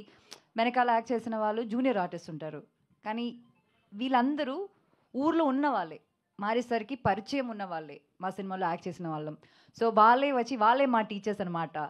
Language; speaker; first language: Telugu; non-native, local second language; Malayalam